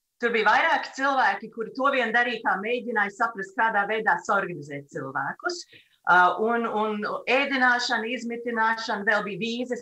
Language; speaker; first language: Latvian; native; Latvian